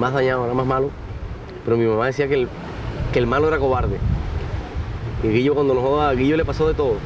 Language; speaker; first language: Spanish; native; Spanish